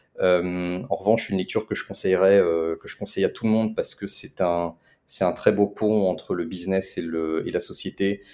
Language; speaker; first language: French; native; French